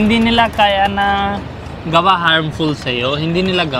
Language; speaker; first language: Filipino; non-native, learner; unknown